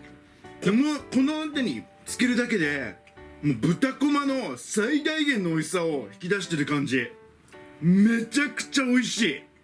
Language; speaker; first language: Japanese; native; Japanese